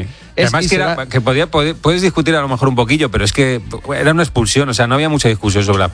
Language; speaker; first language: Spanish; native; Spanish